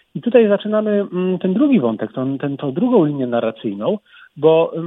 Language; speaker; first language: Polish; native; Polish